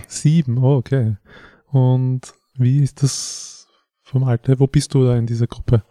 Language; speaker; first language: German; native; German